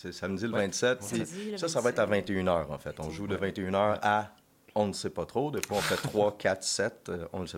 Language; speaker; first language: French; native; French